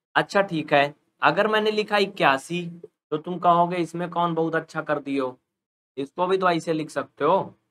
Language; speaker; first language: Hindi; native; Hindi